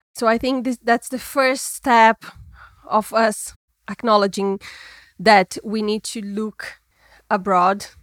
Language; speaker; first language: English; non-native, fluent; Portuguese